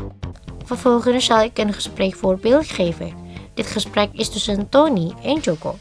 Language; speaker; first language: Dutch; non-native, learner; Indonesian